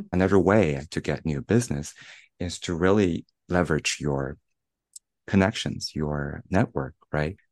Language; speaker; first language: English; non-native, fluent; Chinese